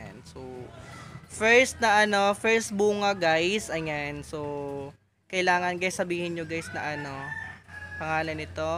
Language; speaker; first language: Filipino; non-native, local second language; Cebuano